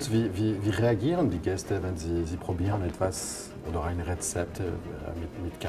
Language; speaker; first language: German; non-native, fluent; French